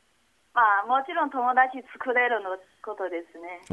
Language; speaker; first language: Japanese; non-native, learner; Chinese